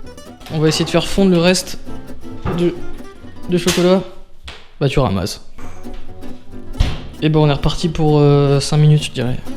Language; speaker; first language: French; native; French